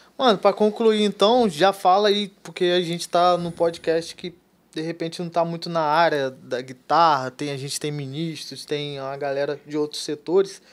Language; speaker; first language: Portuguese; native; Portuguese